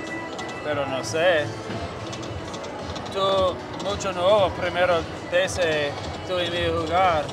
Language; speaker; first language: Spanish; non-native, learner; English